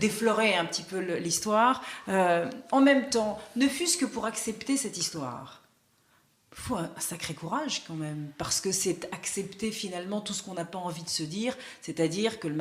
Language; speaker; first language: French; native; French